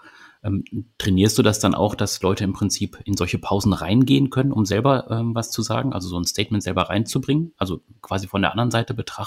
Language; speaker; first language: German; native; German